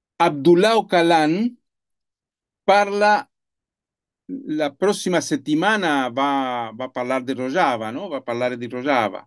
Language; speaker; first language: Italian; non-native, learner; Spanish